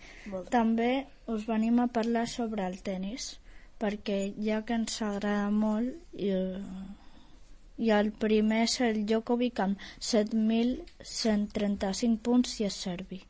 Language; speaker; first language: Catalan; non-native, local second language; Spanish